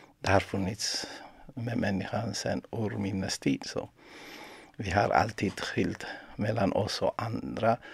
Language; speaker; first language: Swedish; non-native, fluent; Amharic